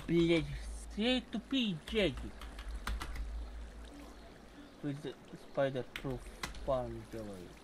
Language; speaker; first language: Russian; non-native, learner; Latvian